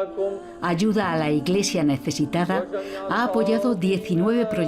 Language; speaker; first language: Spanish; native; Spanish